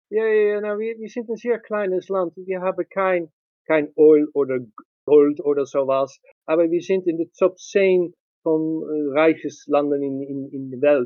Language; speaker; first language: German; non-native, learner; Dutch